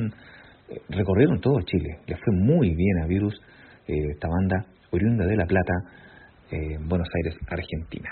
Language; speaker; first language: Spanish; native; Spanish